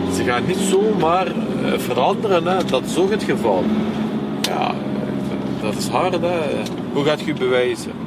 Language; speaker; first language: Dutch; early bilingual, other home language; Turkish